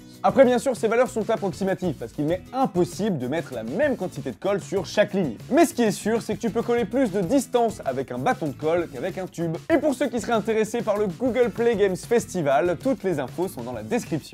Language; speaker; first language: French; native; French